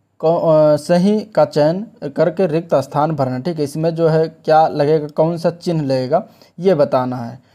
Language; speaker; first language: Hindi; native; Hindi